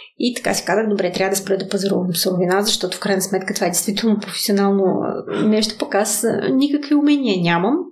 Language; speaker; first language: Bulgarian; early bilingual, heritage; Russian